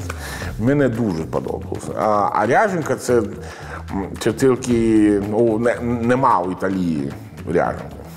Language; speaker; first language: Ukrainian; non-native, learner; Italian